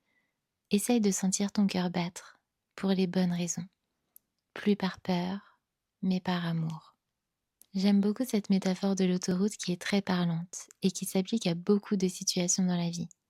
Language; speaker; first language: French; native; French